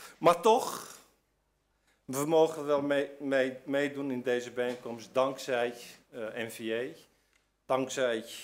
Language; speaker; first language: Dutch; early bilingual, other home language; Turkish